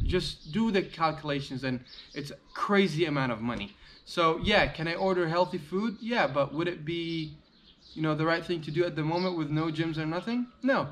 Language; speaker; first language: English; early bilingual, heritage; English